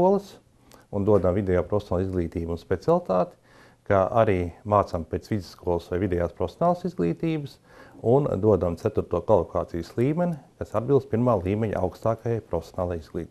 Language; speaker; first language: Latvian; native; Latvian